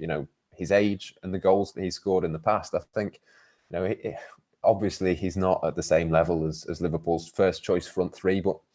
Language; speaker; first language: English; native; English